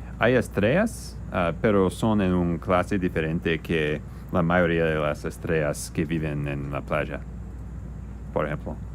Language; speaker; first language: Spanish; non-native, learner; English